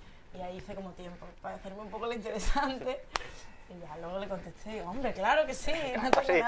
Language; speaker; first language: Spanish; native; Spanish